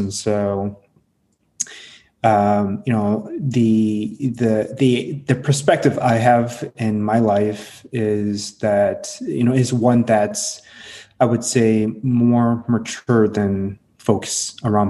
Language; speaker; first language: English; early bilingual, other home language; Hmong